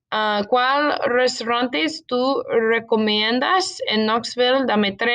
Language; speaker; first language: Spanish; non-native, learner; English